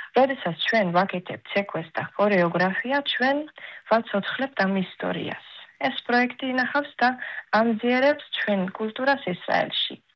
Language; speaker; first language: Georgian; early bilingual, heritage; Georgian